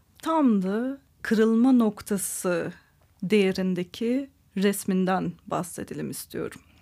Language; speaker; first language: Turkish; native; Turkish